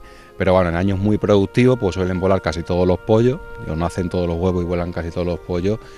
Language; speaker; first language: Spanish; native; Spanish